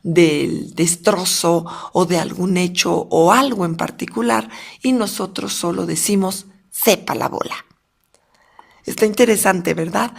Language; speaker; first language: Spanish; native; Spanish